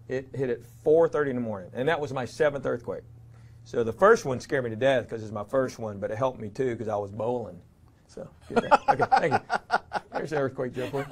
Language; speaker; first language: English; native; English